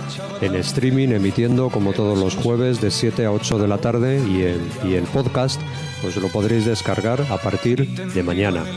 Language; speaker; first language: Spanish; native; Spanish